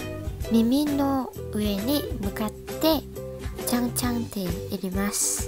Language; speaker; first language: Japanese; non-native, fluent; Vietnamese